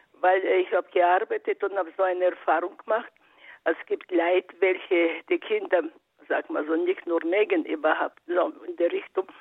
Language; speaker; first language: German; non-native, learner; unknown